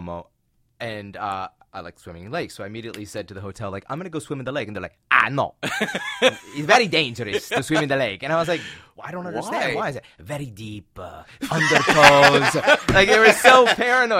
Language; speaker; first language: English; native; English